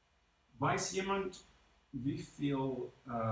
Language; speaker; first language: German; non-native, fluent; English